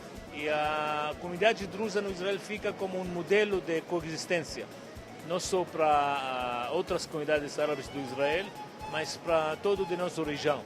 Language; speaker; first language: Portuguese; non-native, fluent; Arabic